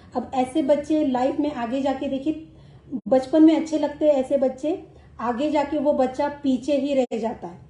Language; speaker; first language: Hindi; non-native, local second language; Marathi